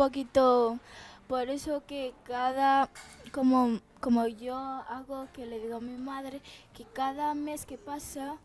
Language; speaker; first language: Spanish; early bilingual, other home language; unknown